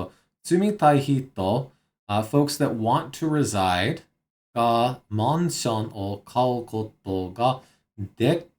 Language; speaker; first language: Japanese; non-native, learner; English